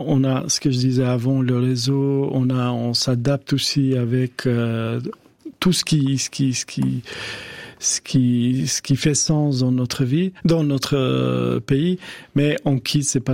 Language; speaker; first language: French; non-native, fluent; Albanian